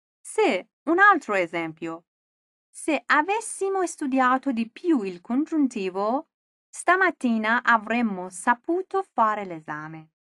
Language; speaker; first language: Italian; non-native, fluent; Persian